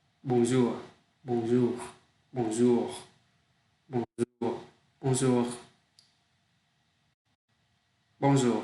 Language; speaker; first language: French; non-native, learner; Vietnamese